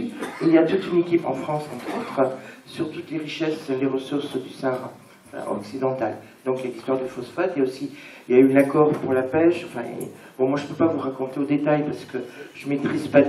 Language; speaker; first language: French; native; French